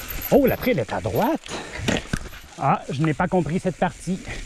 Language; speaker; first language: French; native; French